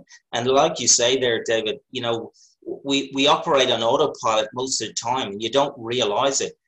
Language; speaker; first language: English; native; English